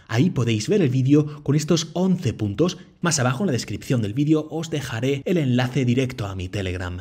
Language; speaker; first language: Spanish; native; Spanish